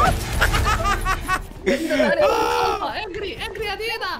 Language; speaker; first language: Arabic; native; Arabic